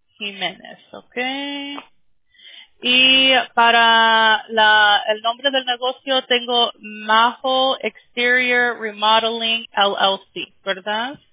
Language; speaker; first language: Spanish; early bilingual, heritage; Spanish